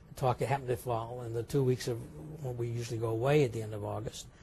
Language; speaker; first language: English; native; English